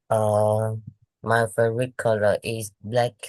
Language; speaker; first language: English; non-native, learner; Vietnamese